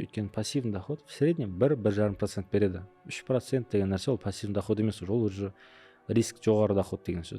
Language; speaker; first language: Russian; non-native, local second language; Kazakh